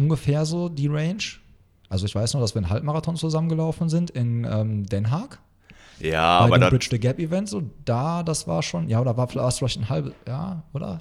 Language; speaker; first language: German; native; German